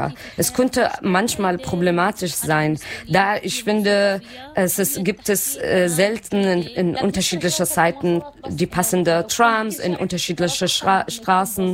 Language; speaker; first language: German; non-native, learner; Arabic